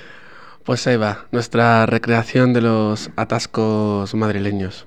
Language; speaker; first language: Spanish; native; Spanish